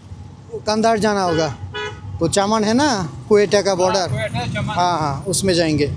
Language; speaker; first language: Hindi; non-native, local second language; Bangla